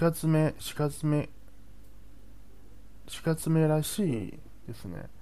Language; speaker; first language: Japanese; non-native, learner; Chinese